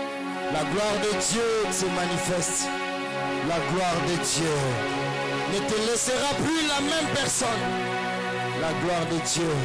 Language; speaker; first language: French; non-native, local second language; Lingala